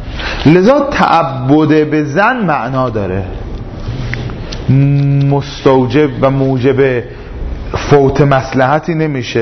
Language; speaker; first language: Persian; native; Persian